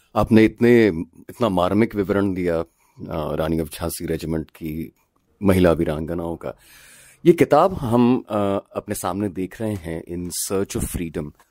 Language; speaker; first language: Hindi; native; Hindi